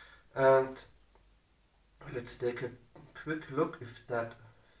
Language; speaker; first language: English; non-native, fluent; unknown